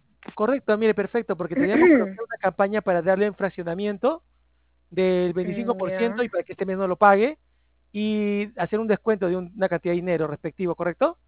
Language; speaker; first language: Spanish; native; Spanish